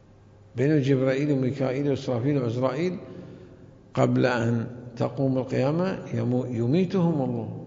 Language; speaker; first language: Arabic; native; Arabic